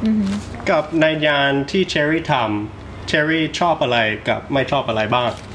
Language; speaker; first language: Thai; early bilingual, heritage; Thai